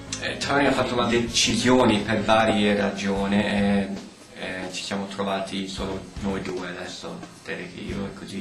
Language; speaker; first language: Italian; early bilingual, heritage; Italian